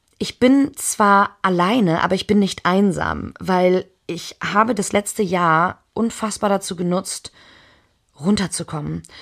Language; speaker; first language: German; early bilingual, heritage; German